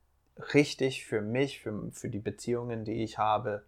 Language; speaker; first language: German; non-native, fluent; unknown